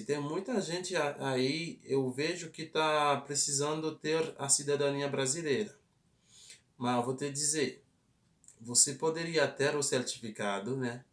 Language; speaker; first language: Portuguese; non-native, fluent; Haitian Creole